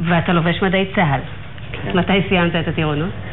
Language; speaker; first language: Hebrew; native; Hebrew